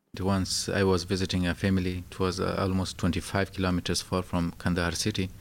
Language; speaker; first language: English; non-native, fluent; Pashto